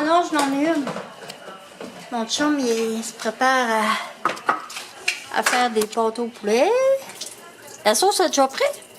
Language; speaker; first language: French; native; French